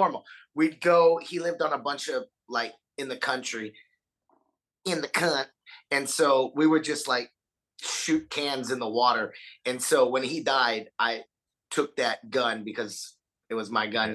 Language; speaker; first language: English; native; English